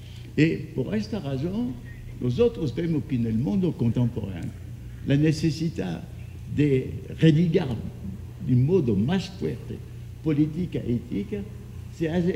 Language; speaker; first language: Spanish; non-native, fluent; French